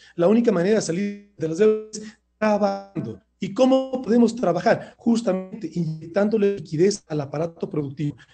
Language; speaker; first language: Spanish; native; Spanish